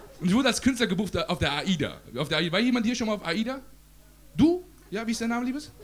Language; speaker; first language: German; early bilingual, other home language; Persian